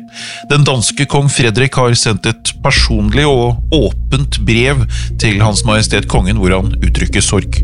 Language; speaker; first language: Norwegian; native; Norwegian